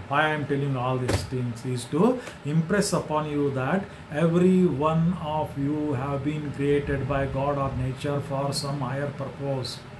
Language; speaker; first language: English; non-native, local second language; Kannada